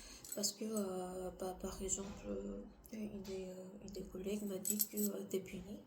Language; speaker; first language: French; non-native, learner; Korean